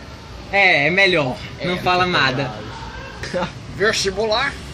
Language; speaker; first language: Portuguese; native; Portuguese